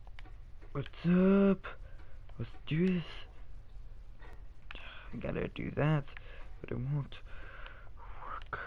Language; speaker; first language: English; native; English